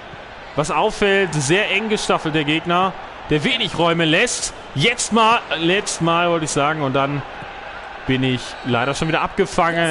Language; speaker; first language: German; native; German